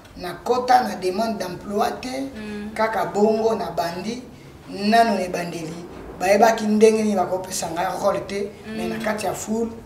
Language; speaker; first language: Lingala; native; Lingala